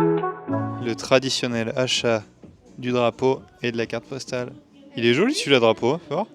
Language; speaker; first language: French; native; French